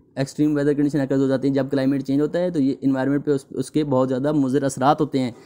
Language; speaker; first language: Urdu; native; Urdu